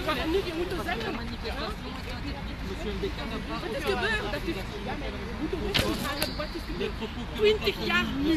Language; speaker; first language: Dutch; non-native, learner; French